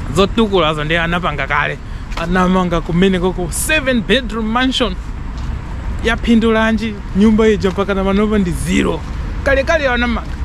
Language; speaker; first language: Nyanja; non-native, local second language; Tumbuka